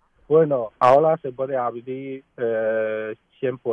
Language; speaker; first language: Spanish; non-native, learner; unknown